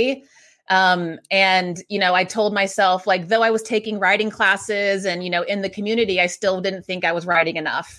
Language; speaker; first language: English; native; English